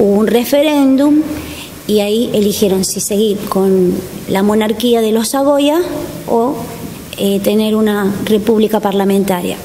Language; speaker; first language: Spanish; native; Spanish